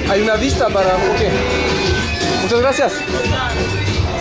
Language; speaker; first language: Spanish; non-native, learner; French